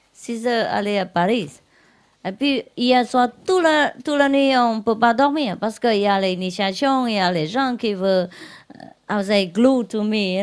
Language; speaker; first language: French; non-native, learner; Vietnamese